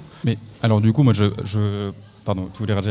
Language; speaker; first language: French; native; French